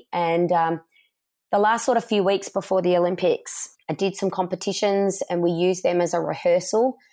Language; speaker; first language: English; native; English